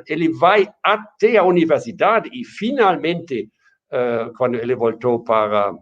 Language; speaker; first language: Portuguese; non-native, fluent; German